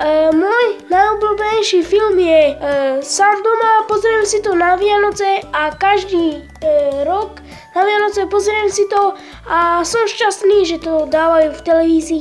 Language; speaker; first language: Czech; non-native, learner; Slovak